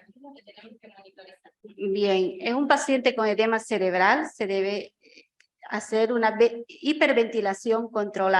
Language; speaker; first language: Spanish; native; Spanish